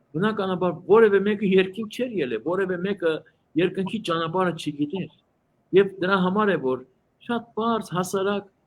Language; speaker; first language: Armenian; early bilingual, heritage; Armenian